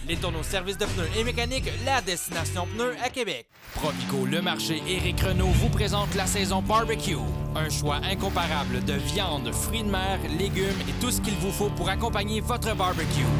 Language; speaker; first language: French; native; French